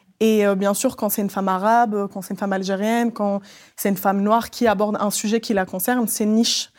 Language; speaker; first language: French; early bilingual, other home language; Arabic